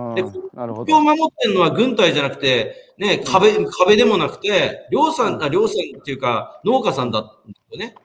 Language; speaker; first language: Japanese; native; Japanese